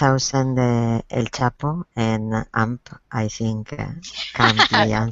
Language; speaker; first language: English; non-native, learner; Spanish